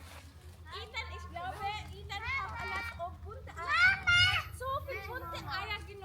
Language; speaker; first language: German; non-native, learner; Filipino